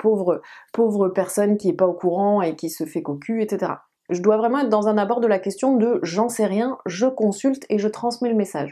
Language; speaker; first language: French; native; French